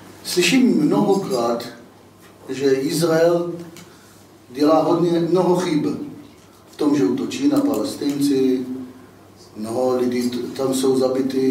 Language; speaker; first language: Czech; non-native, fluent; Hebrew